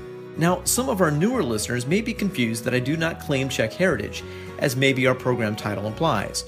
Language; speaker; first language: English; native; English